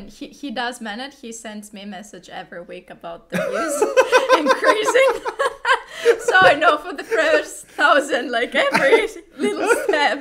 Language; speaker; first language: English; non-native, fluent; Greek